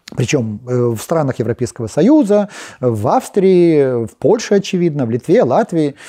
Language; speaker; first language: Russian; non-native, local second language; Polish